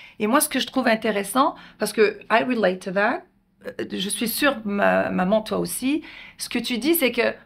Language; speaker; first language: French; native; French